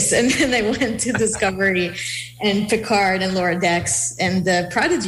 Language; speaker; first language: English; non-native, fluent; Hebrew